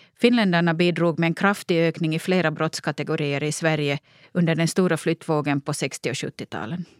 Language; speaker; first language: Swedish; native; Swedish